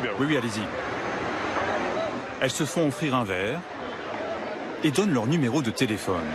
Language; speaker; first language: French; native; French